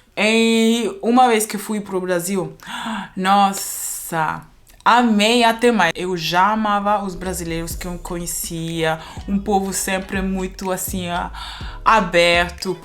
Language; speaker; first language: Portuguese; non-native, fluent; German